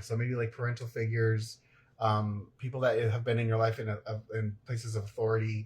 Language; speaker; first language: English; native; English